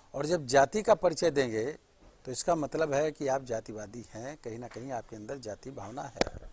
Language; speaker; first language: Hindi; native; Hindi